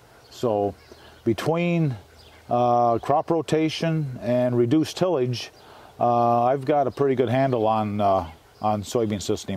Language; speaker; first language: English; native; English